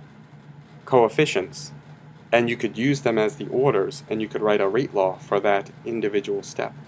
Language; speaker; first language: English; native; English